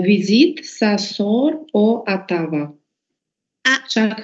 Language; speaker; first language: French; non-native, learner; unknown